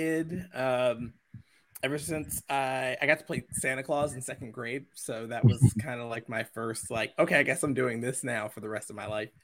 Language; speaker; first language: English; native; English